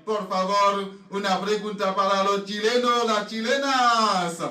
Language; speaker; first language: Spanish; non-native, learner; Haitian Creole